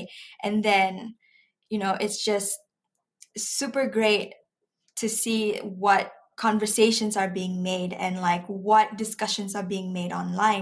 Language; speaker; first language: English; non-native, local second language; Malay